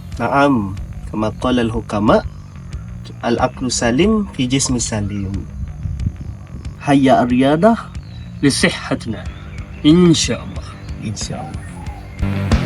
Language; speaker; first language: Arabic; non-native, learner; Malay